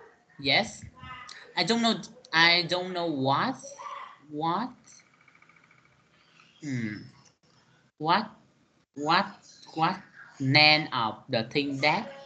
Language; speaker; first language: English; non-native, learner; Vietnamese